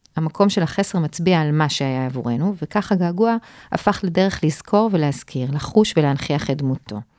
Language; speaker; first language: Hebrew; native; Hebrew